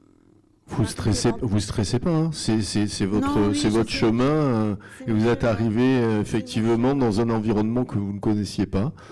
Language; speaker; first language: French; native; French